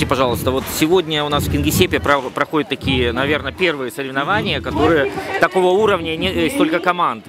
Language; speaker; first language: Russian; native; Russian